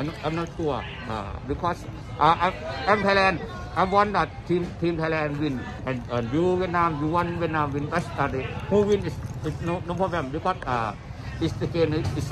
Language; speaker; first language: English; non-native, learner; Thai